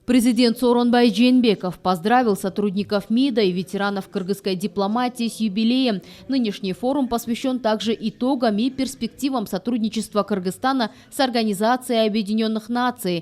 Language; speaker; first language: Russian; native; Russian